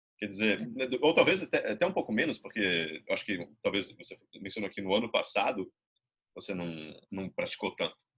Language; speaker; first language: Portuguese; native; Portuguese